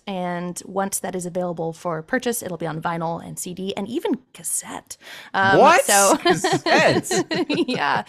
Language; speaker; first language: English; native; English